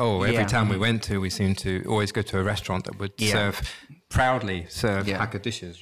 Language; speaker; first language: English; native; English